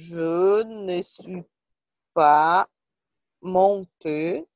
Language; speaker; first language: French; non-native, learner; Portuguese